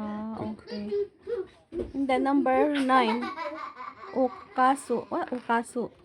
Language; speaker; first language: English; non-native, learner; Filipino